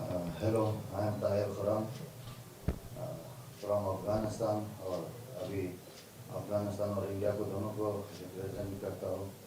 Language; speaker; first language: Hindi; non-native, fluent; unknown